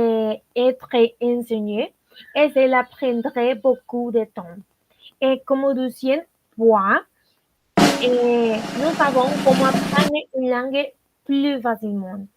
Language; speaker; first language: French; non-native, learner; Spanish